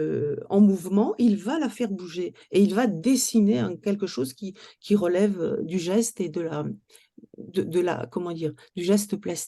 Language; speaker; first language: French; native; French